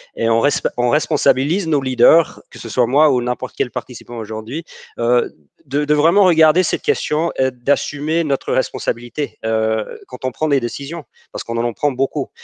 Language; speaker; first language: French; non-native, fluent; English